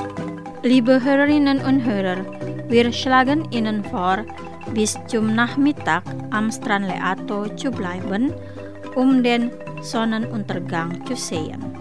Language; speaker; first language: German; non-native, fluent; Indonesian